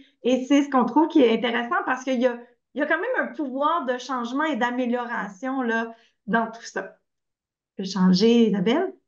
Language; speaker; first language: French; native; French